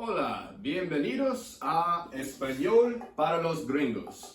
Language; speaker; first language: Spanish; non-native, learner; English